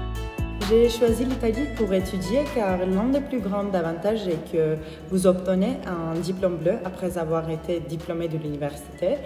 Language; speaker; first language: French; non-native, fluent; Turkish